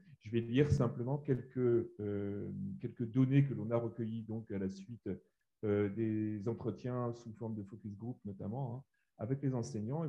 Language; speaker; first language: French; native; French